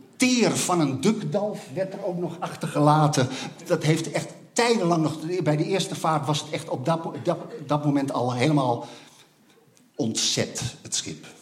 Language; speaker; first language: Dutch; native; Dutch